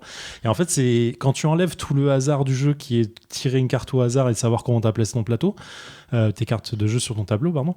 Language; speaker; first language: French; native; French